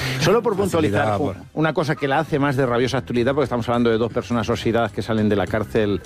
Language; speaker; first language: Spanish; native; Spanish